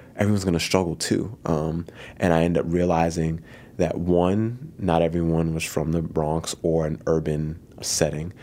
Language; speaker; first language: English; native; English